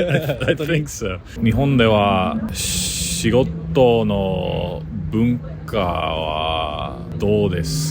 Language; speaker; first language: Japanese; non-native, learner; English